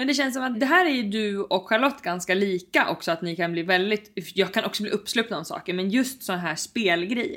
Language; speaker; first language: Swedish; native; Swedish